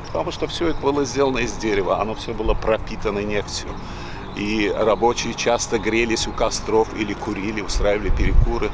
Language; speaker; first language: Russian; native; Russian